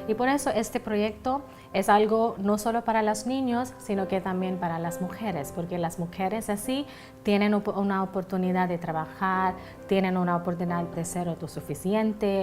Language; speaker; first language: Spanish; non-native, fluent; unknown